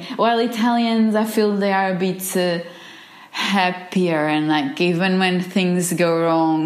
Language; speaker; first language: English; non-native, fluent; Portuguese